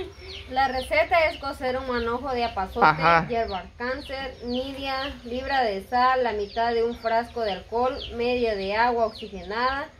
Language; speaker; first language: Spanish; native; Spanish